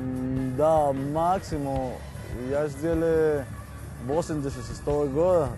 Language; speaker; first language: Russian; non-native, learner; Spanish